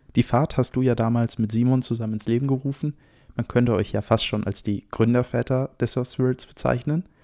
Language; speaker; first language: German; native; German